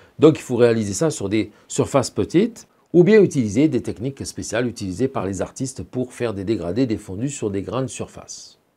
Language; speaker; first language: French; native; French